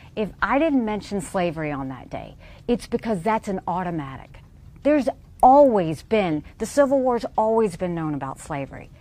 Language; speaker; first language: English; native; English